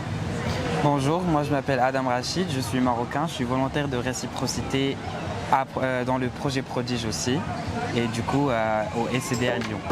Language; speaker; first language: French; non-native, local second language; Arabic